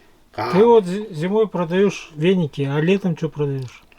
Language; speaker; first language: Russian; native; Russian